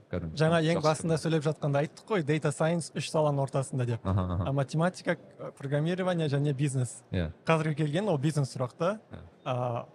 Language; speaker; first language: Kazakh; native; Kazakh